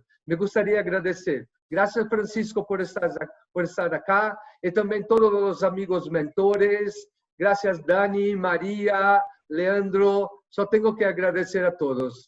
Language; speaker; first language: Spanish; non-native, fluent; Portuguese